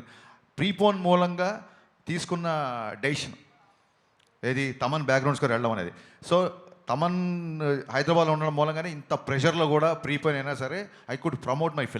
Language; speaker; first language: Telugu; native; Telugu